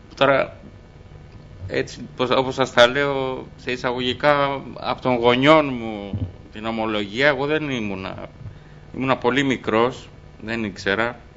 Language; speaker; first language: Greek; early bilingual, other home language; Albanian